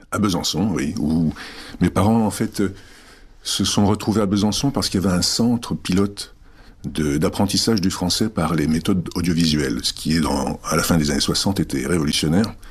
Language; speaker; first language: French; early bilingual, other home language; Czech